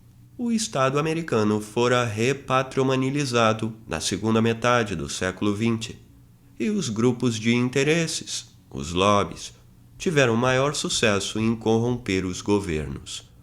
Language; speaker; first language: Portuguese; native; Portuguese